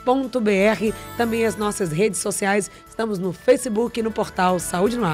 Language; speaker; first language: Portuguese; native; Portuguese